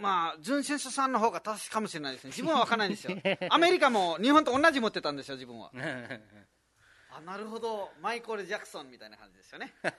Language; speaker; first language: Japanese; non-native, fluent; Nepali